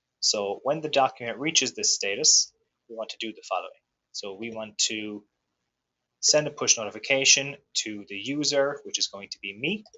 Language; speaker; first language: English; native; English